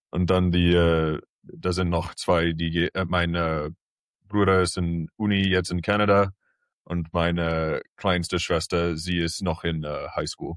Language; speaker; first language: German; early bilingual, heritage; English